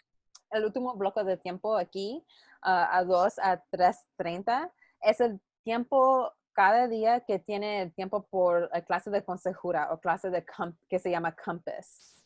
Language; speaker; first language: Spanish; non-native, learner; English